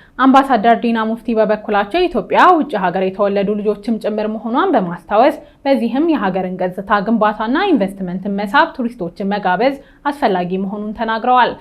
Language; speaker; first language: Amharic; native; Amharic